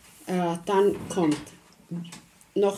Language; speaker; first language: German; non-native, local second language; Romany